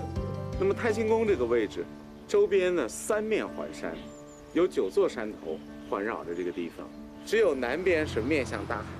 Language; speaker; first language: Chinese; native; Chinese